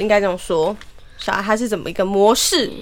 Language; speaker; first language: Chinese; native; Chinese